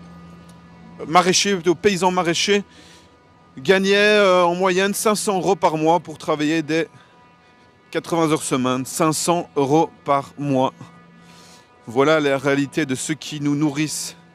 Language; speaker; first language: French; native; French